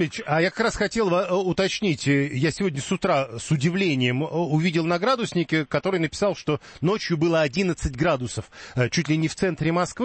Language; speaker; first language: Russian; native; Russian